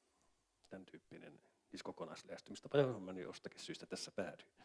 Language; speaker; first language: Finnish; native; Finnish